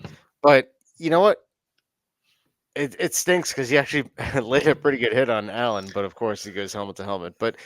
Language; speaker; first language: English; native; English